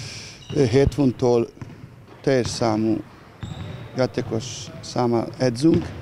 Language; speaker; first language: Hungarian; non-native, learner; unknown